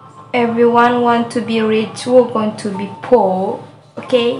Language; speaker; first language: English; non-native, learner; Indonesian